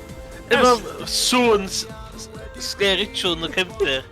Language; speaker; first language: Welsh; native; Welsh